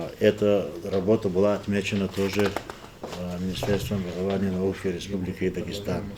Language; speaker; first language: Russian; non-native, local second language; Lezghian